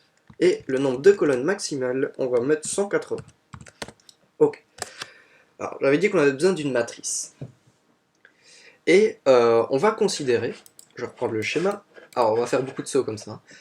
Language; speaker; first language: French; native; French